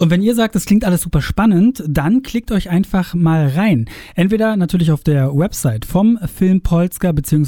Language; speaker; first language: German; native; German